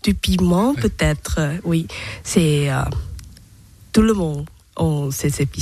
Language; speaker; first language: French; non-native, learner; Thai